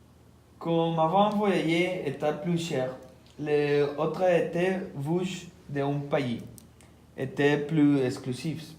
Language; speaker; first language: French; non-native, learner; Spanish